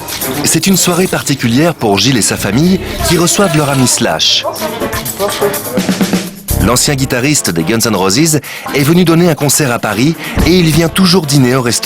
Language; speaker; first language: French; native; French